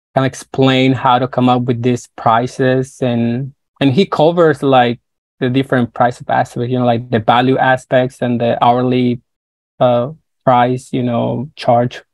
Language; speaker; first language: English; non-native, fluent; Spanish